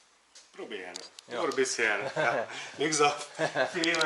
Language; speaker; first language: German; non-native, learner; Czech